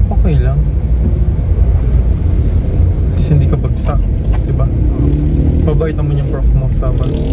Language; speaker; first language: Filipino; native; Filipino